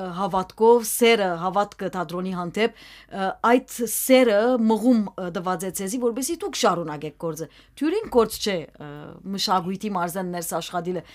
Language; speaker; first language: Armenian; early bilingual, heritage; Armenian